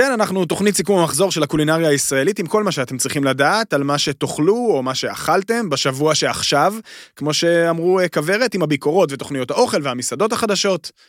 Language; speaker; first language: Hebrew; native; Hebrew